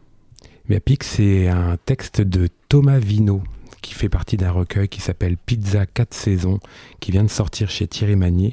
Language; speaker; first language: French; native; French